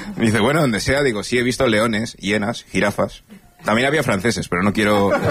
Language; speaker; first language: Spanish; early bilingual, other home language; English